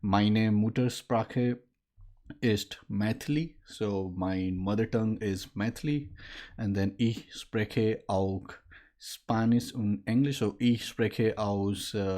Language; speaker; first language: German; non-native, learner; Maithili